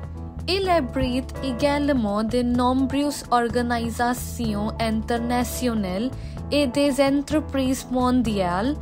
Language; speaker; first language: French; non-native, learner; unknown